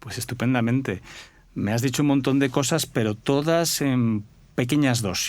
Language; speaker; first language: Spanish; native; Spanish